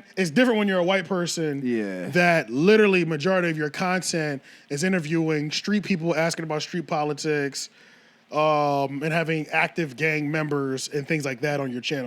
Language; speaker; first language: English; native; English